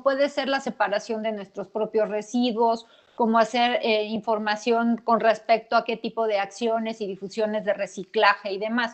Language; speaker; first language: Spanish; native; Spanish